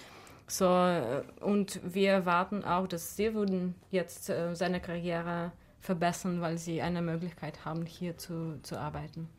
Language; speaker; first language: German; non-native, fluent; Russian